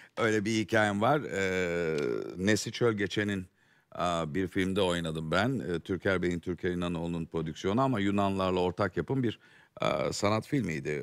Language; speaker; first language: Turkish; native; Turkish